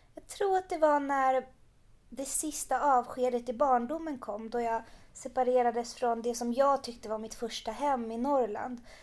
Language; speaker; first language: Swedish; early bilingual, other home language; Persian